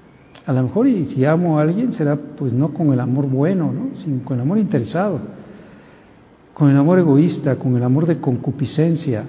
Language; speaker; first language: Spanish; native; Spanish